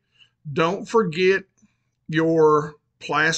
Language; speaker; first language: English; native; English